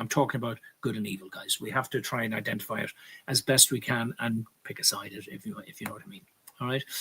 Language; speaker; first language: English; native; English